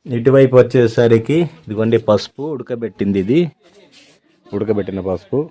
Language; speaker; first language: Telugu; non-native, local second language; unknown